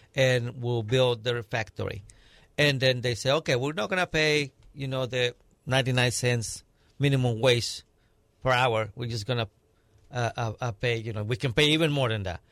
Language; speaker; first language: English; non-native, fluent; Spanish